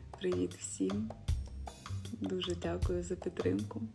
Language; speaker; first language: Ukrainian; non-native, local second language; Russian